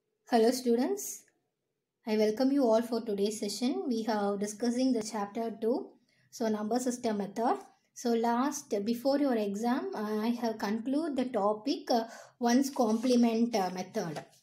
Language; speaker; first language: English; non-native, local second language; Tamil